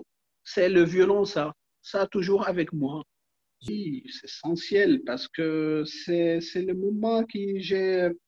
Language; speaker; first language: French; non-native, learner; Arabic